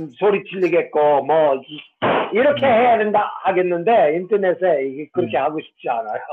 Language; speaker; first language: Korean; non-native, fluent; English